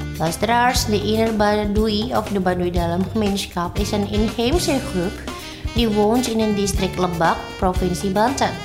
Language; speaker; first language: Dutch; non-native, fluent; Indonesian